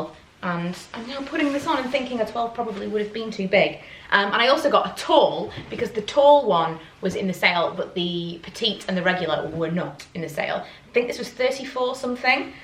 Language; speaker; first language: English; native; English